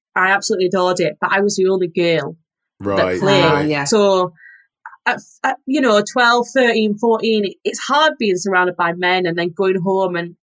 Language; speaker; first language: English; native; English